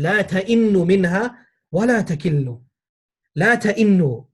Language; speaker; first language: Arabic; non-native, fluent; English